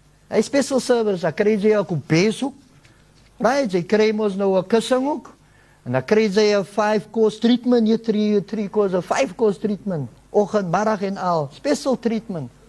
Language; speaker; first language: Afrikaans; early bilingual, heritage; Afrikaans